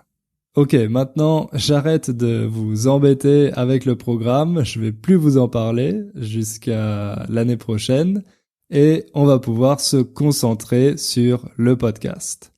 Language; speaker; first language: French; native; French